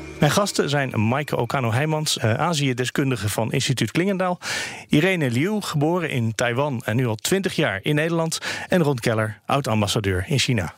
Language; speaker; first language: Dutch; native; Dutch